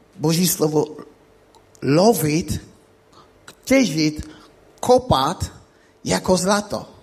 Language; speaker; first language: Czech; non-native, fluent; Akan